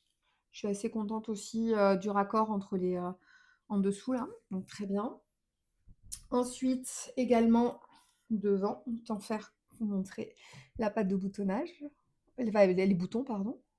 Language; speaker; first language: French; native; French